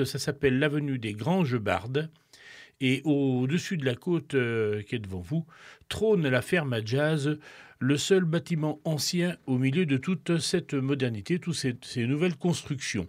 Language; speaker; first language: French; native; French